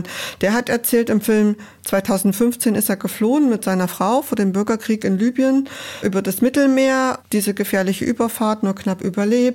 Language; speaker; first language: German; native; German